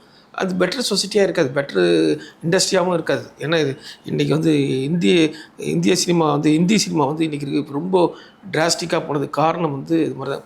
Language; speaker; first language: Tamil; native; Tamil